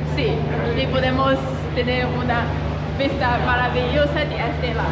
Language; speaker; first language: Spanish; non-native, fluent; Chinese